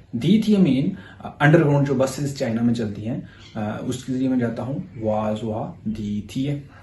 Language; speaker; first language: Urdu; native; Urdu